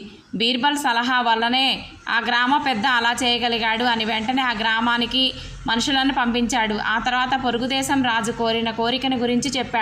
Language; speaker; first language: Telugu; native; Telugu